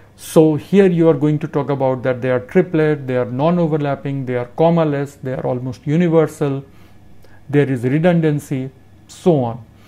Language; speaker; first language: English; non-native, local second language; Hindi